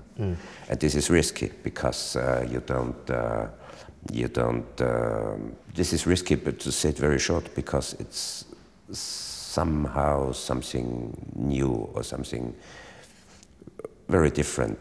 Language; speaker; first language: English; non-native, fluent; German